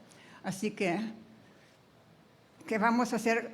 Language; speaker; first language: Spanish; non-native, fluent; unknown